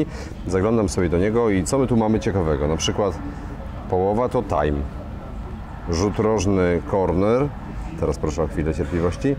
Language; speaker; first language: Polish; native; Polish